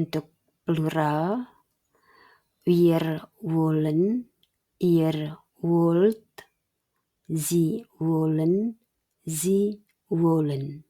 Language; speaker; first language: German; non-native, fluent; Indonesian